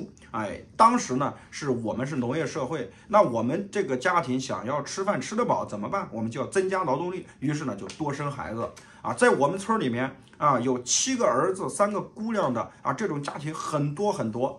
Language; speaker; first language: Chinese; native; Chinese